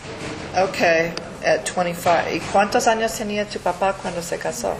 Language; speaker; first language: Spanish; early bilingual, heritage; English